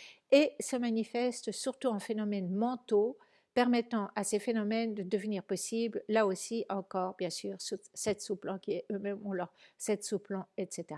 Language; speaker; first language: French; native; French